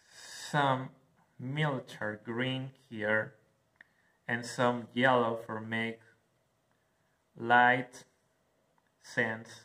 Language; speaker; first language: English; non-native, learner; Spanish